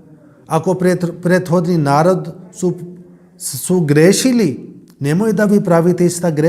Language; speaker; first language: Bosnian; non-native, learner; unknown